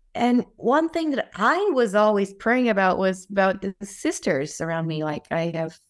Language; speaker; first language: English; non-native, fluent; Japanese